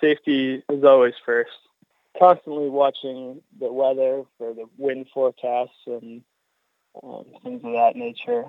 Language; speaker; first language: English; native; English